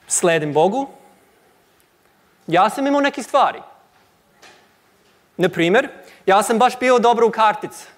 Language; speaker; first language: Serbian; non-native, learner; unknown